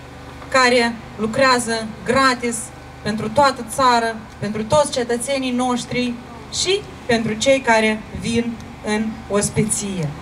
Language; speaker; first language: Romanian; non-native, local second language; Russian